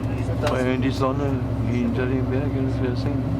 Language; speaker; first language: German; native; German